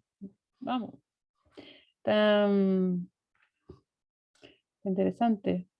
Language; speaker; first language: Spanish; native; Spanish